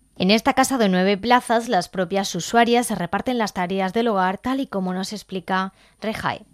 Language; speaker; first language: Spanish; native; Spanish